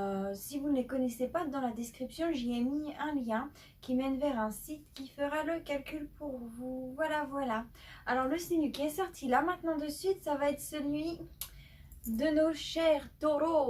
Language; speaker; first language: French; native; French